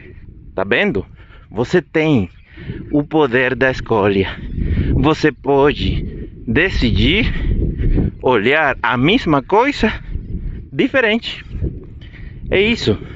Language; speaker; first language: Portuguese; non-native, fluent; Spanish